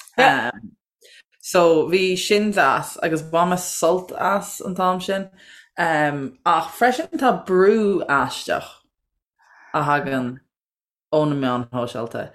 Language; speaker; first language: Irish; non-native, local second language; English